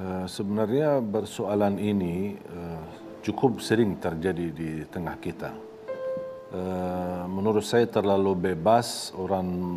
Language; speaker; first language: Indonesian; non-native, fluent; Arabic